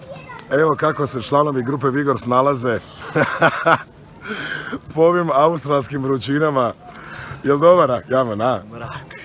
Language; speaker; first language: Bosnian; native; Bosnian